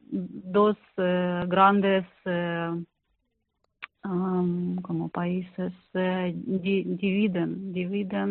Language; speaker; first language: Spanish; non-native, learner; Ukrainian